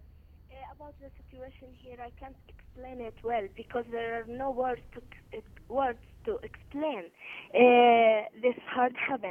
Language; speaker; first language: English; non-native, learner; Arabic